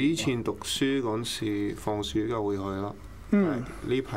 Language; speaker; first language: Cantonese; early bilingual, other home language; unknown